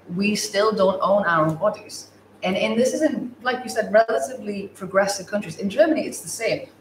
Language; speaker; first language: English; native; English